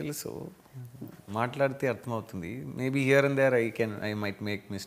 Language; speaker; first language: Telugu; non-native, learner; Tamil